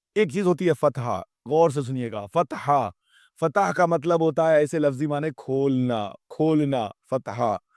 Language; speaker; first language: Urdu; native; Urdu